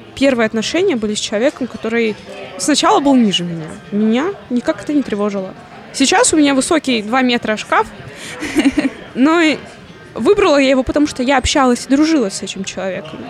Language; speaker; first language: Russian; native; Russian